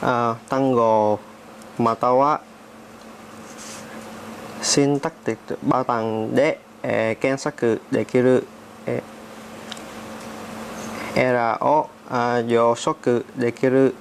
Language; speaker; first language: Japanese; non-native, learner; Vietnamese